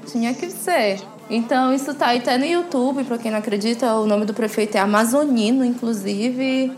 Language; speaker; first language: Portuguese; native; Portuguese